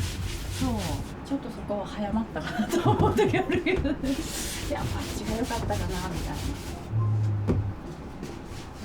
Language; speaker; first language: Japanese; native; Japanese